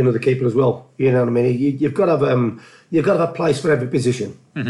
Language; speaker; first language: English; native; English